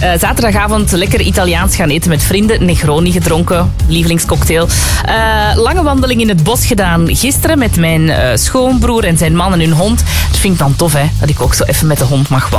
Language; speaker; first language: Dutch; native; Dutch